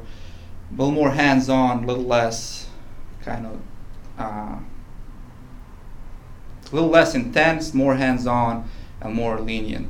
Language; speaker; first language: English; non-native, fluent; Bosnian